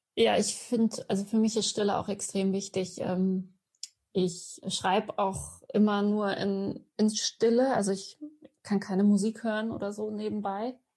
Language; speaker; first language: German; early bilingual, other home language; Persian